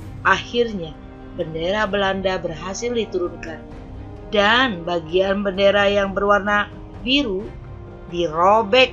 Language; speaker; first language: Indonesian; native; Indonesian